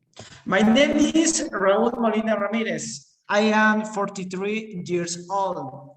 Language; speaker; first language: English; non-native, learner; Spanish